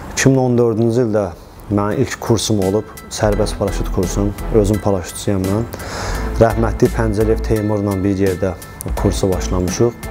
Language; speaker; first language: Azerbaijani; native; Azerbaijani